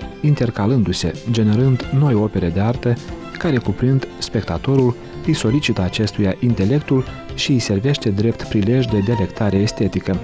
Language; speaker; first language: Romanian; native; Romanian